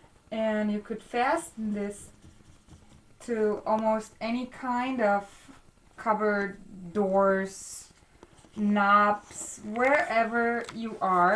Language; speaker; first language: English; non-native, fluent; German